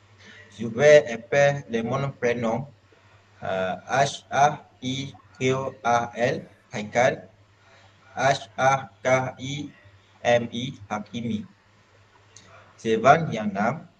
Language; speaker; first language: French; non-native, learner; Malay